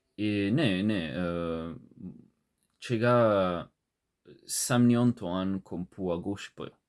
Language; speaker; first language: Korean; non-native, learner; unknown